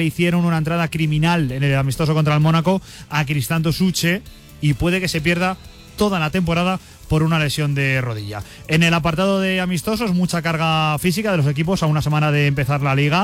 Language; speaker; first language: Spanish; native; Spanish